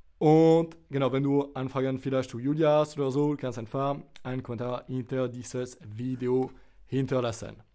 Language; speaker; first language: German; non-native, fluent; French